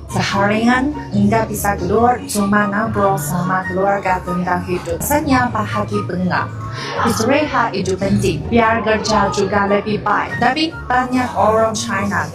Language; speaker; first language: Indonesian; non-native, fluent; Chinese